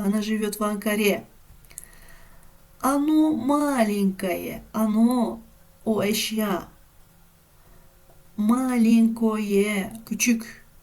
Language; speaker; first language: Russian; non-native, fluent; Turkish